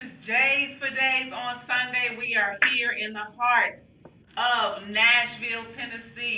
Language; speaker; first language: English; native; English